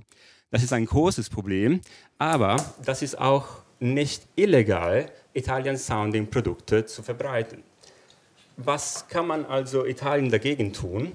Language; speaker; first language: German; non-native, fluent; Italian